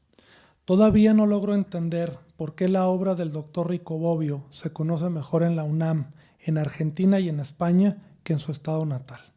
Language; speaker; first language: Spanish; native; Spanish